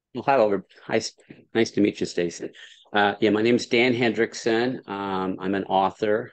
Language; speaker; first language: English; native; English